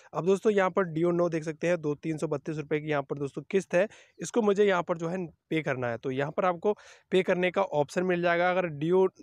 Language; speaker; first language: Hindi; native; Hindi